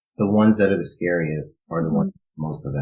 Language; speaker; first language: English; native; English